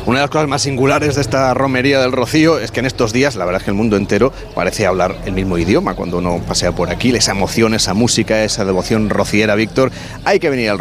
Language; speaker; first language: Spanish; native; Spanish